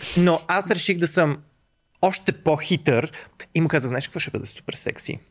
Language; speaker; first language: Bulgarian; native; Bulgarian